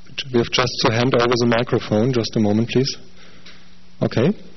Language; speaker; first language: English; non-native, fluent; German